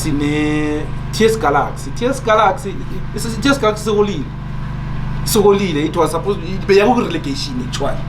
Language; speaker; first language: English; non-native, local second language; Zulu